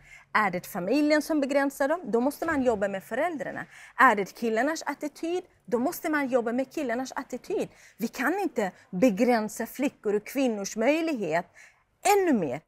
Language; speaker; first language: Swedish; non-native, fluent; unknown